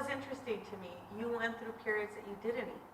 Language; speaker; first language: English; native; English